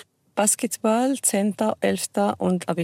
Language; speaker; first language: German; non-native, learner; Arabic